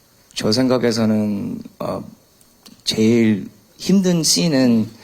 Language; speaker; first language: Korean; early bilingual, heritage; English